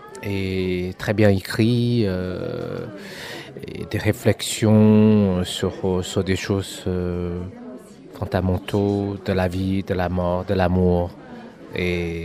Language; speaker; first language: French; non-native, fluent; Chinese